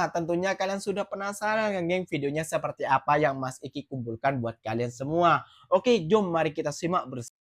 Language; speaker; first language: Indonesian; native; Indonesian